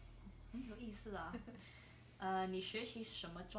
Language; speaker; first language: Chinese; non-native, learner; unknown